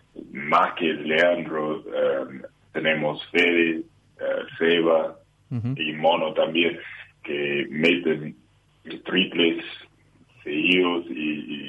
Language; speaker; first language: Spanish; non-native, learner; English